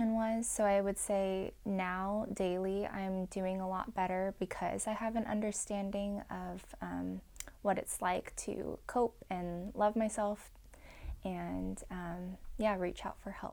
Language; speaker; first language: English; native; English